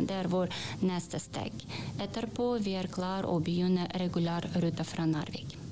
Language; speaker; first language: Norwegian; non-native, learner; Russian